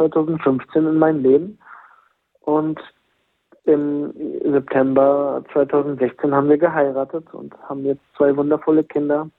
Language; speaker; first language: German; native; German